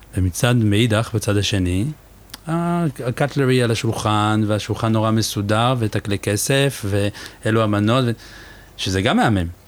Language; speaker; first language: Hebrew; native; Hebrew